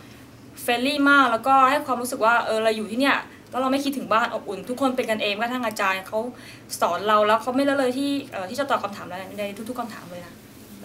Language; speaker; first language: Thai; native; Thai